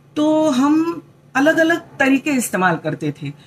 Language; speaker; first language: Hindi; non-native, local second language; Marathi